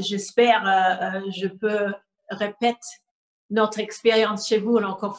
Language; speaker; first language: French; non-native, learner; English